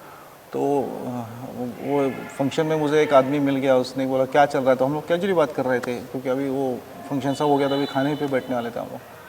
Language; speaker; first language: Hindi; non-native, local second language; Marathi